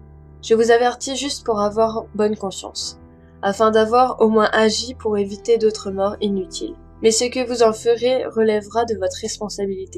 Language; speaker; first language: French; native; French